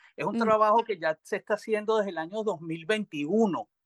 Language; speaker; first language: Spanish; native; Spanish